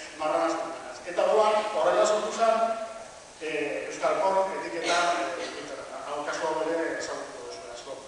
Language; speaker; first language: Basque; non-native, local second language; Spanish